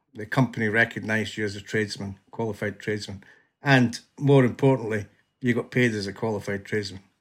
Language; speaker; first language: English; native; English